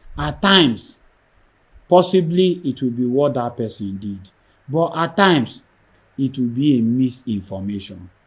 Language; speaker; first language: Nigerian Pidgin; non-native, local second language; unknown